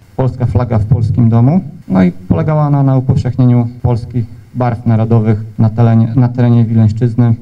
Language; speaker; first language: Polish; native; Polish